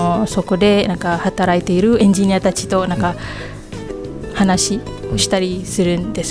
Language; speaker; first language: Japanese; non-native, fluent; Malay